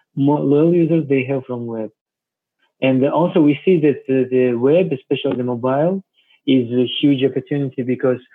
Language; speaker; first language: English; non-native, fluent; Georgian